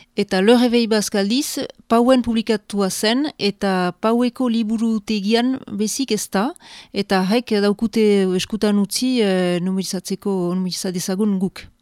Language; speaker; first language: Basque; native; Basque